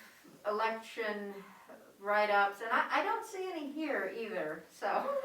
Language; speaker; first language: English; native; English